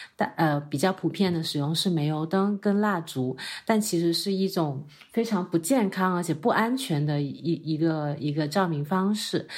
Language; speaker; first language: Chinese; non-native, local second language; Cantonese